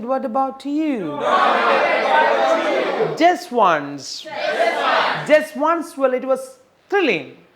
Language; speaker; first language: English; non-native, local second language; Malayalam